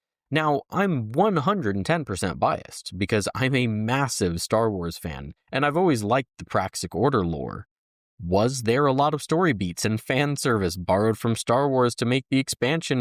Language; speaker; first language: English; native; English